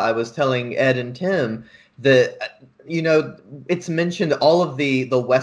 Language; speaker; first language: English; native; English